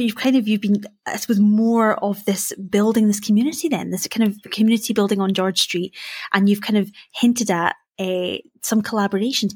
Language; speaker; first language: English; native; English